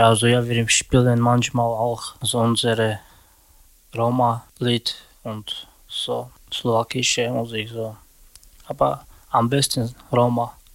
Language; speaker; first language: German; non-native, learner; Romany